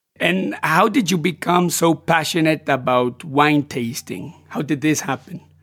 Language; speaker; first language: English; non-native, fluent; Spanish